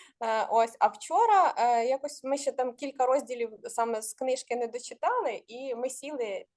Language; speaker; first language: Ukrainian; native; Ukrainian